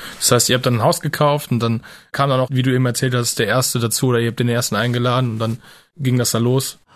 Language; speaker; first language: German; native; German